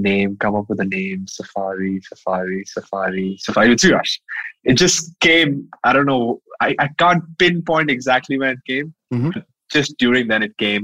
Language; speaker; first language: English; non-native, local second language; Hindi